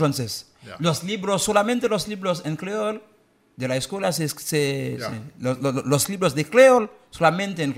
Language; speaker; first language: Spanish; non-native, learner; Haitian Creole